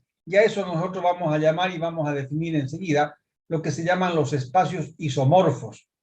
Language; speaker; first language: Spanish; native; Spanish